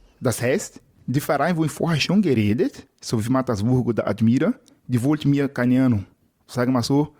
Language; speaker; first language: German; non-native, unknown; Portuguese